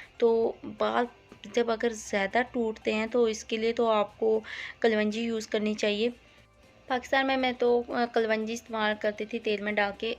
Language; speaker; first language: Hindi; non-native, local second language; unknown